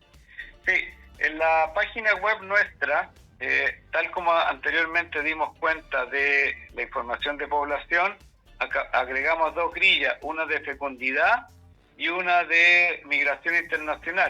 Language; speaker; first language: Spanish; native; Spanish